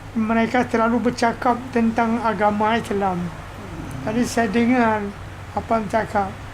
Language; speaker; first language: Malay; native; Malay